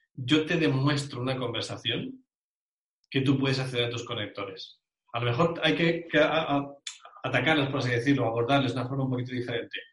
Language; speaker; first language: Spanish; native; Spanish